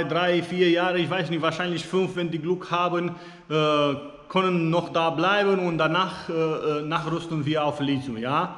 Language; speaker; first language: German; non-native, fluent; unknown